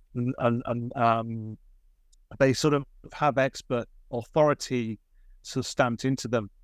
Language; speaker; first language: English; native; English